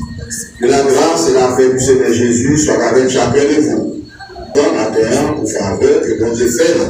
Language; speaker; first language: French; non-native, local second language; Haitian Creole